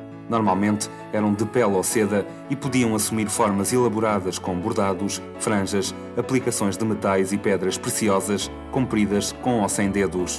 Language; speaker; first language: Portuguese; native; Portuguese